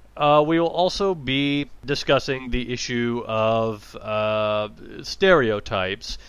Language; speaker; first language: English; native; English